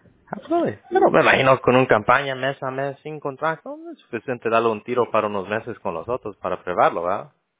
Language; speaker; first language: Spanish; early bilingual, heritage; Spanish